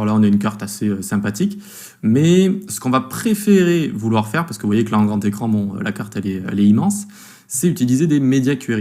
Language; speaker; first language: French; native; French